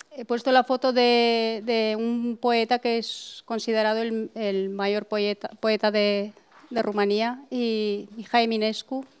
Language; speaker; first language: Spanish; non-native, fluent; Romanian